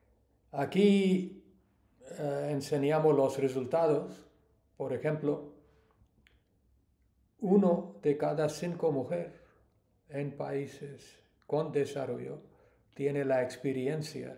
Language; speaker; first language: Spanish; non-native, learner; English